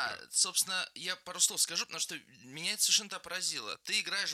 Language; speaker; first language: Russian; native; Russian